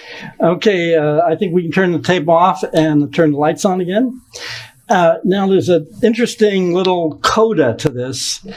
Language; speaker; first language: English; native; English